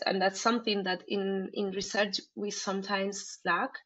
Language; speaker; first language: English; non-native, fluent; Spanish